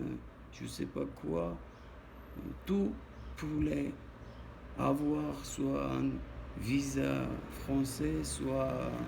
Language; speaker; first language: French; non-native, learner; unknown